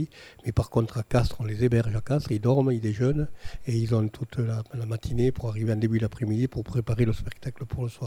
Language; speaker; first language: French; native; French